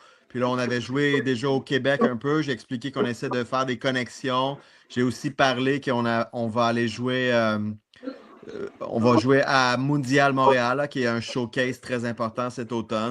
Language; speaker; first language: French; native; French